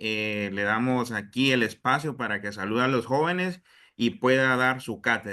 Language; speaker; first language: Spanish; native; Spanish